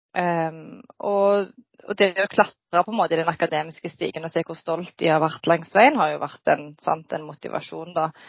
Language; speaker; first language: Norwegian; native; Norwegian